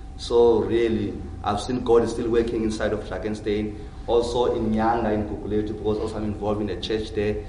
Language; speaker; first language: English; non-native, local second language; Xhosa